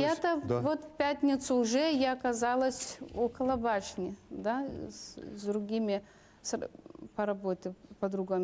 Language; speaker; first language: Russian; non-native, local second language; Lithuanian